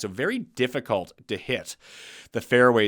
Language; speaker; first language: English; native; English